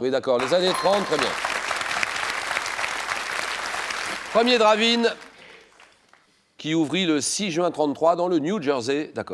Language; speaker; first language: French; native; French